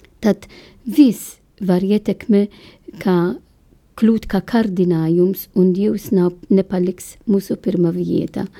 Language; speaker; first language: Latvian; non-native, learner; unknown